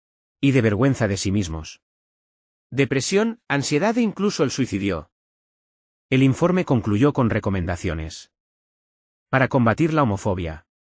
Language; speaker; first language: Spanish; non-native, fluent; Arabic